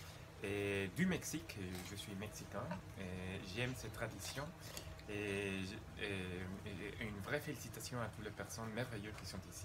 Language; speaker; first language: French; non-native, fluent; Spanish